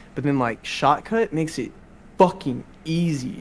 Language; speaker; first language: English; native; English